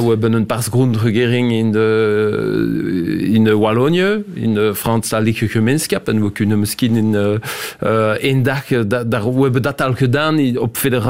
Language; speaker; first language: Dutch; non-native, local second language; French